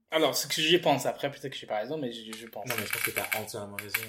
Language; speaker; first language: French; early bilingual, other home language; English